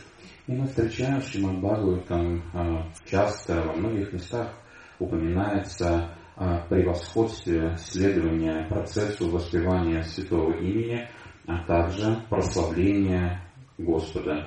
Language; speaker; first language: Russian; native; Russian